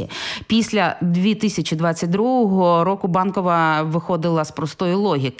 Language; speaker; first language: Ukrainian; native; Ukrainian